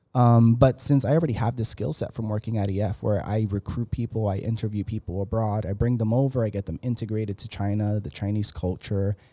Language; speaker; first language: English; early bilingual, other home language; Spanish